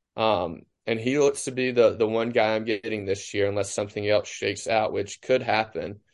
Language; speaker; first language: English; native; English